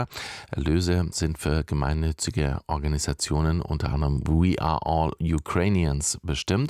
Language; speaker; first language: German; native; German